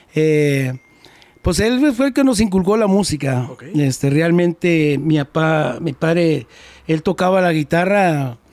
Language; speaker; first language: Spanish; early bilingual, heritage; Spanish